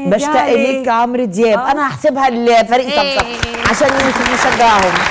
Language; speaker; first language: Arabic; native; Arabic